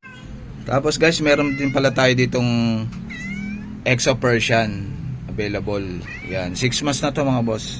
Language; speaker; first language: Filipino; native; Filipino